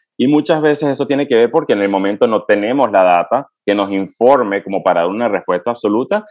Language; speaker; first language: Spanish; native; Spanish